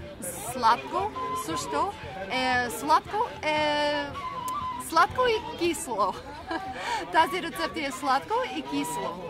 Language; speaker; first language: Bulgarian; non-native, learner; English